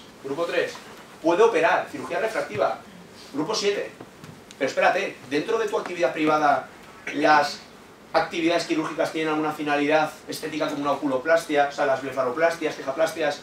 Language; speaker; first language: Spanish; native; Spanish